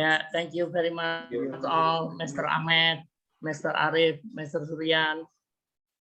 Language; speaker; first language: English; non-native, learner; Indonesian